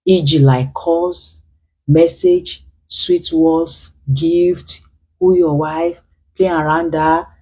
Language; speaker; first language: English; non-native, local second language; Yoruba